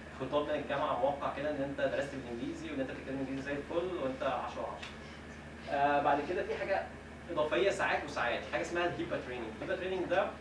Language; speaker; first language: Arabic; native; Arabic